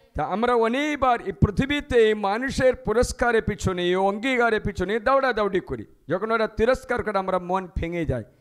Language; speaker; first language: Bangla; non-native, fluent; Malayalam